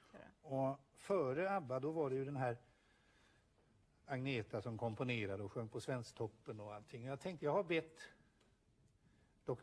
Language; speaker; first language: Swedish; native; Swedish